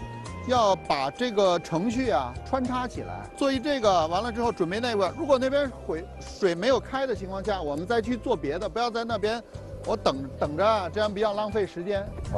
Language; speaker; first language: Chinese; native; Chinese